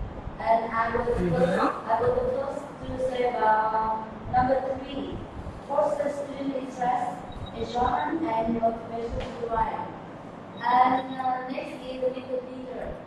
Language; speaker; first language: English; non-native, learner; Vietnamese